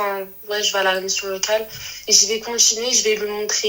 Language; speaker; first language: French; native; French